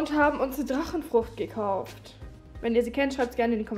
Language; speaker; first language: German; native; German